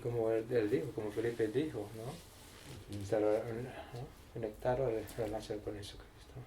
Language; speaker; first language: Spanish; non-native, learner; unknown